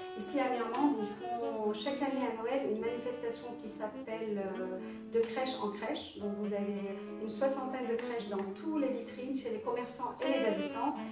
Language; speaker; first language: French; non-native, local second language; Arabic